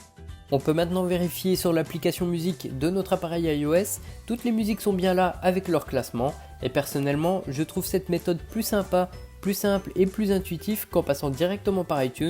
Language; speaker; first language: French; native; French